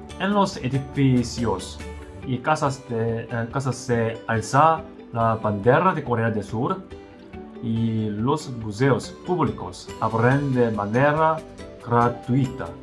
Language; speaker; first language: Spanish; non-native, learner; Korean